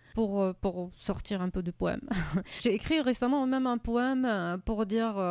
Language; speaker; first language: French; non-native, fluent; Arabic